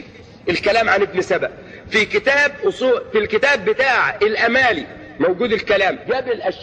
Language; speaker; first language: Arabic; native; Arabic